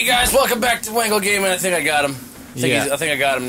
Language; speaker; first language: English; native; English